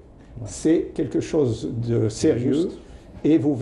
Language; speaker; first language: French; non-native, local second language; Arabic